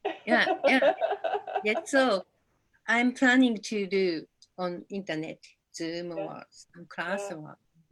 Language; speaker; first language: English; non-native, learner; Japanese